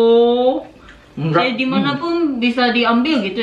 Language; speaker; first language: Indonesian; non-native, fluent; Japanese